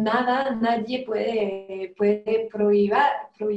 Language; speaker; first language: Spanish; non-native, fluent; French